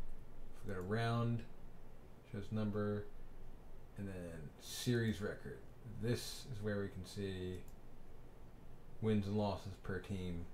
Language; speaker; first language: English; native; English